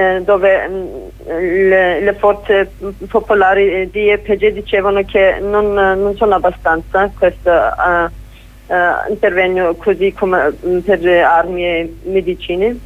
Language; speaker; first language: Italian; non-native, fluent; Kurdish